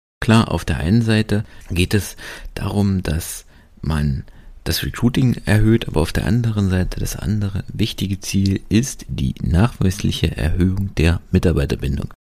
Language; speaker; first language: German; native; German